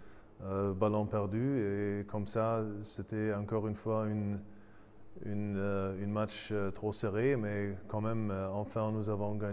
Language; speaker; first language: French; non-native, fluent; German